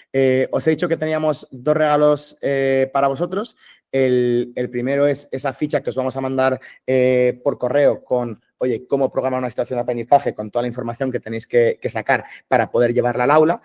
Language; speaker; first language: Spanish; native; Spanish